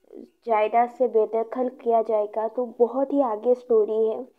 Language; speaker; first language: Hindi; non-native, local second language; Odia